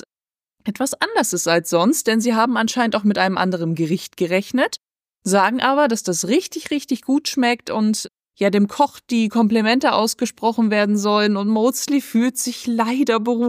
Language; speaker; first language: German; native; German